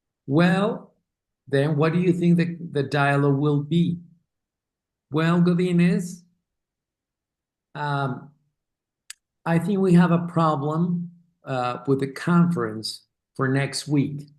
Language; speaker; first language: English; non-native, fluent; Spanish